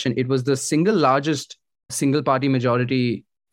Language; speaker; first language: English; non-native, local second language; Hindi